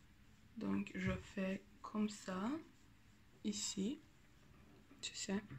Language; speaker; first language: French; non-native, learner; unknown